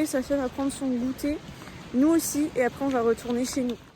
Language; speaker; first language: French; native; French